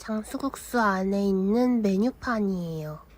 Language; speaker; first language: Korean; native; Korean